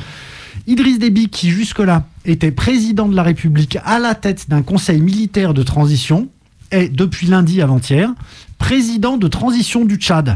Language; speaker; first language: French; native; French